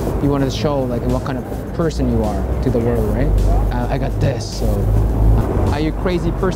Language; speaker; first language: English; non-native, fluent; Japanese